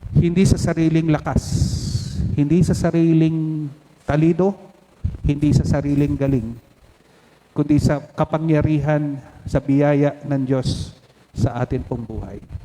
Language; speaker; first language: Filipino; native; Filipino